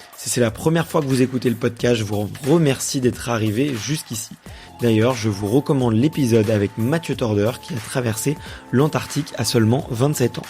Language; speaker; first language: French; native; French